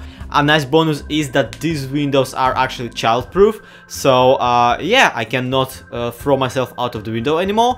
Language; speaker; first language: English; non-native, fluent; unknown